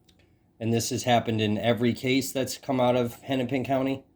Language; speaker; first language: English; native; English